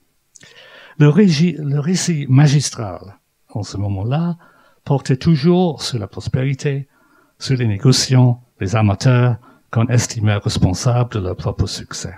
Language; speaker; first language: French; non-native, fluent; English